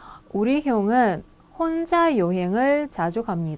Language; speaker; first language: Korean; non-native, fluent; Russian